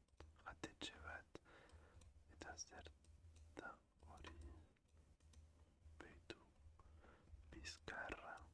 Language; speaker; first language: Basque; non-native, learner; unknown